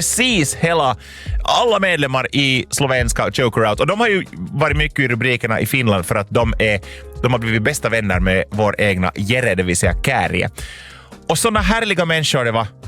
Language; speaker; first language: Swedish; native; Swedish